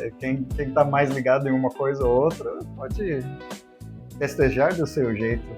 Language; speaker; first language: Portuguese; non-native, fluent; English